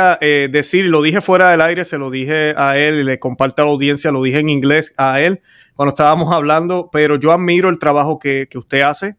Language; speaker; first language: Spanish; native; Spanish